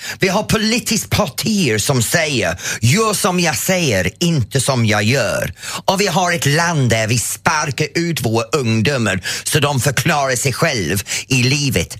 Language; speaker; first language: Swedish; non-native, fluent; English